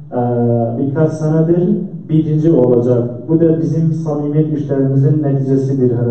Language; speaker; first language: Turkish; non-native, fluent; Central Kurdish